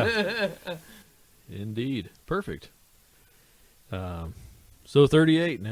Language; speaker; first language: English; native; English